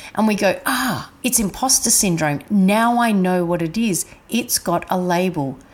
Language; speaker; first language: English; native; English